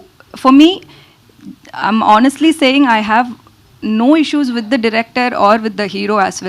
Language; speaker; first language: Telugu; non-native, learner; Tamil